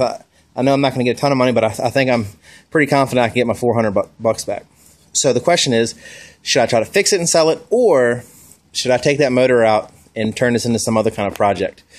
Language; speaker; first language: English; native; English